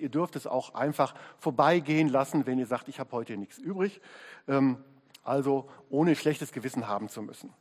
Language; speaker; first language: German; native; German